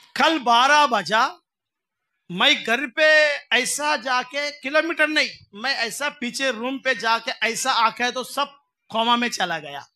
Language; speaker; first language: Hindi; non-native, local second language; Telugu